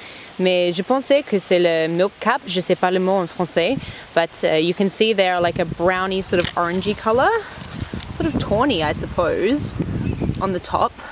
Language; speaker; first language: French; non-native, learner; English